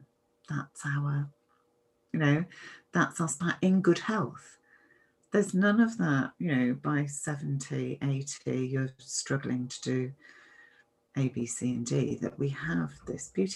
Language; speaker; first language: English; native; English